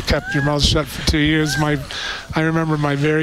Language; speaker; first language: English; native; English